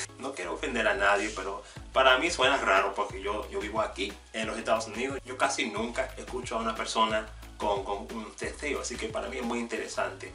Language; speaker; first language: Spanish; non-native, fluent; English